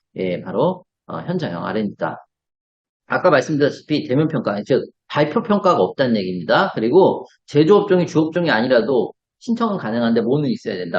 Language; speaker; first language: Korean; native; Korean